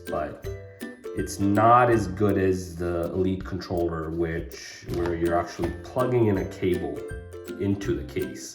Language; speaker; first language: English; native; English